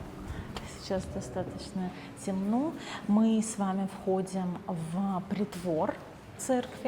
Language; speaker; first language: Russian; native; Russian